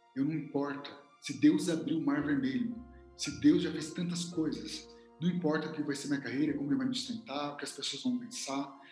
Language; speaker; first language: Portuguese; native; Portuguese